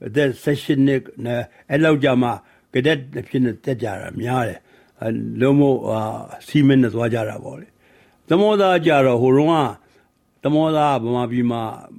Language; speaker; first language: Burmese; native; Burmese